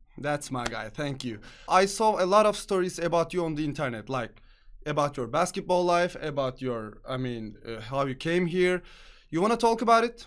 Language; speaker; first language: English; non-native, fluent; Turkish